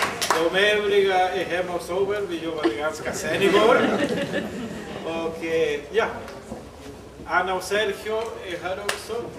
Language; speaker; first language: Swedish; non-native, fluent; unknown